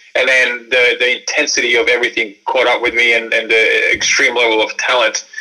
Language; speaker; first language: English; early bilingual, other home language; Croatian